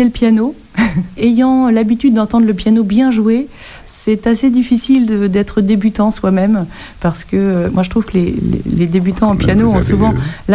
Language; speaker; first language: French; native; French